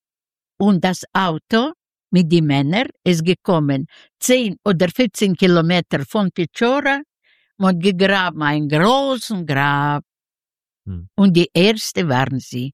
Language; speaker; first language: German; non-native, learner; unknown